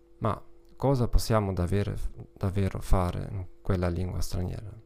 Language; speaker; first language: Italian; non-native, learner; German